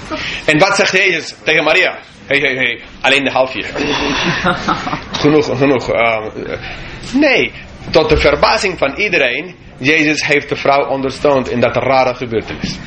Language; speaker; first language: Dutch; non-native, fluent; English